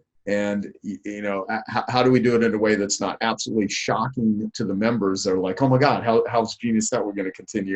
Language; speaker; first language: English; native; English